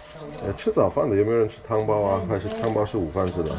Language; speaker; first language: Chinese; non-native, fluent; English